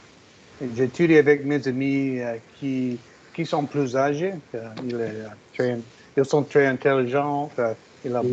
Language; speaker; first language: French; non-native, learner; English